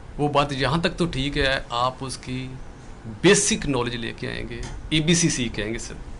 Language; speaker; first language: Urdu; non-native, local second language; Punjabi